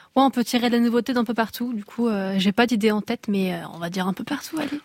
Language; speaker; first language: French; native; French